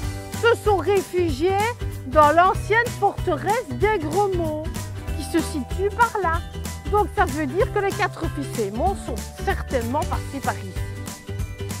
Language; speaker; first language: French; native; French